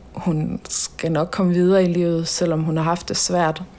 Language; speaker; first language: Danish; native; Danish